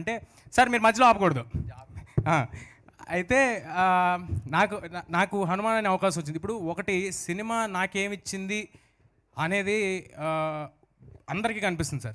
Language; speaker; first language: Telugu; native; Telugu